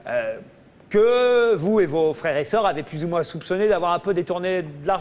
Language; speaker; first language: French; native; French